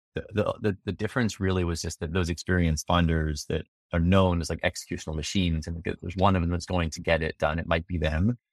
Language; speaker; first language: English; native; English